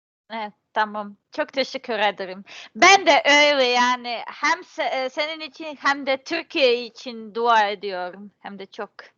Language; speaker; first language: Turkish; non-native, learner; Serbian